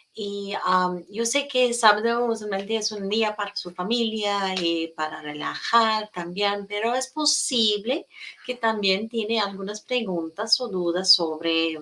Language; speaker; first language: Spanish; non-native, fluent; English